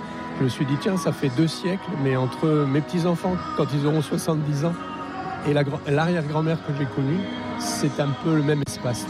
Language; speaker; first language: French; native; French